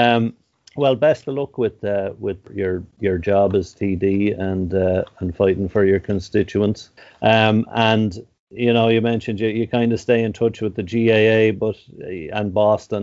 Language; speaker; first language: English; native; English